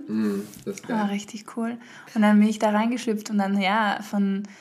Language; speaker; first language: German; early bilingual, heritage; French